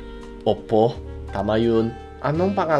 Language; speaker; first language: Filipino; non-native, learner; English